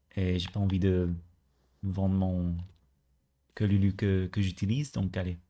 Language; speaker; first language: French; native; French